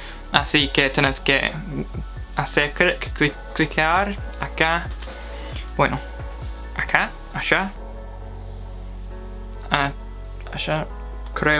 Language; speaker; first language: Spanish; non-native, fluent; English